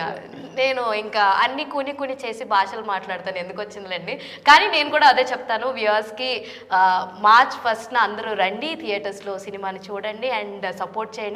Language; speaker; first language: Telugu; native; Telugu